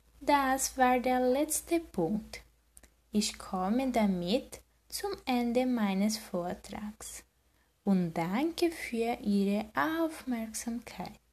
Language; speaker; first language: German; non-native, learner; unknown